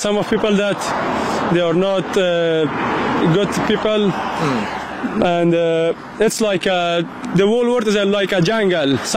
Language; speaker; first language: English; non-native, learner; Persian